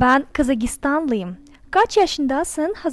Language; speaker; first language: Turkish; non-native, fluent; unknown